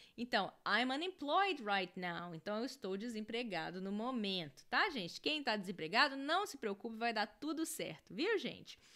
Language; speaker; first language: Portuguese; native; Portuguese